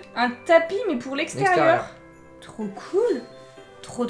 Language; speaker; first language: French; native; French